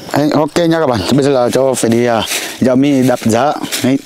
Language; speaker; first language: Vietnamese; non-native, learner; Portuguese